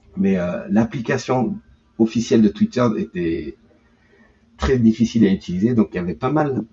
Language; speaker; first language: French; early bilingual, heritage; Japanese